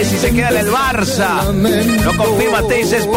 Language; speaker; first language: Spanish; native; Spanish